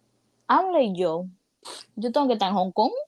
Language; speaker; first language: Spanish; early bilingual, heritage; Spanish